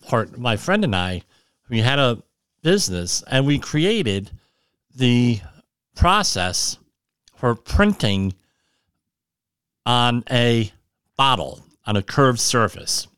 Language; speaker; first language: English; native; English